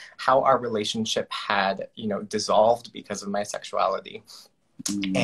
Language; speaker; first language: English; native; English